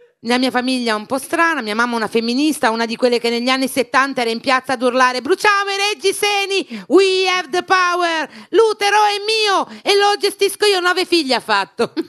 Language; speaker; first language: Italian; native; Italian